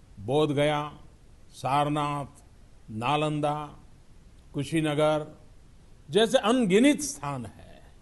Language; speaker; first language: Hindi; non-native, local second language; Gujarati